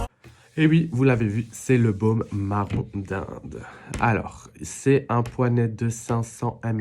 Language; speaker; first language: French; native; French